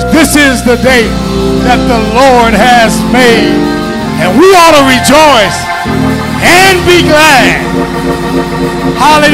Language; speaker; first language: English; native; English